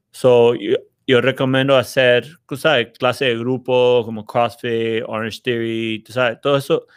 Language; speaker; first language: Spanish; early bilingual, heritage; Spanish